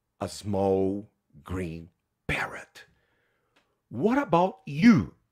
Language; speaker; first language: English; non-native, fluent; Portuguese